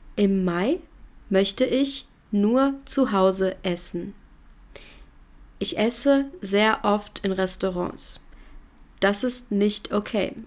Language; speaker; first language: German; native; German